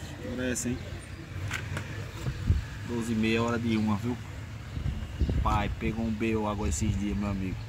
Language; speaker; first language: Portuguese; native; Portuguese